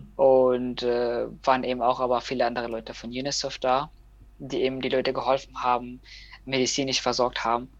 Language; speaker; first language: German; non-native, fluent; Persian